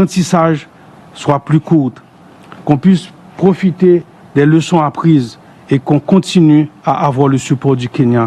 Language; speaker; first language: French; non-native, local second language; Haitian Creole